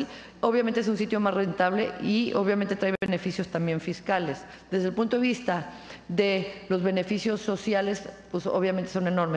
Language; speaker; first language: Spanish; native; Spanish